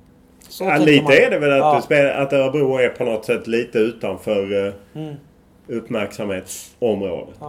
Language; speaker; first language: Swedish; native; Swedish